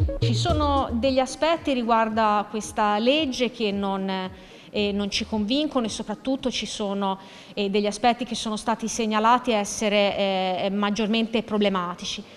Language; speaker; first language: Italian; native; Italian